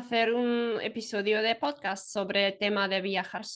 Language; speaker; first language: Spanish; non-native, fluent; German